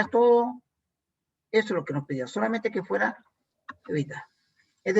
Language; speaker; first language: Spanish; native; Spanish